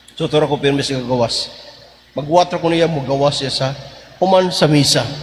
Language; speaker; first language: Cebuano; native; Cebuano